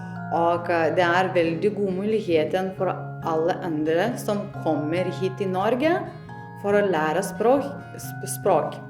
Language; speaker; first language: Norwegian; non-native, learner; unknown